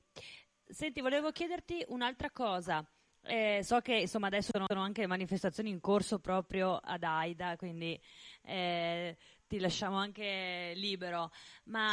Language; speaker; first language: Italian; native; Italian